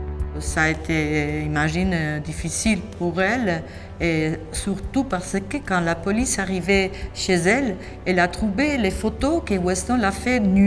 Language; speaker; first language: French; non-native, fluent; Spanish